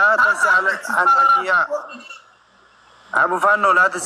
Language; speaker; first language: Arabic; non-native, learner; Amharic